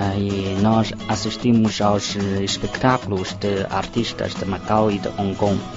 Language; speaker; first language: Portuguese; non-native, fluent; Chinese